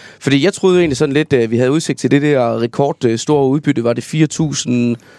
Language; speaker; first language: Danish; native; Danish